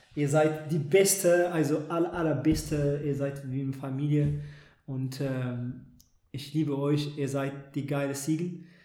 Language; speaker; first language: German; non-native, fluent; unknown